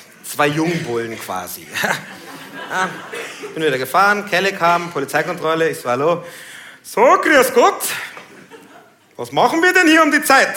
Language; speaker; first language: German; native; German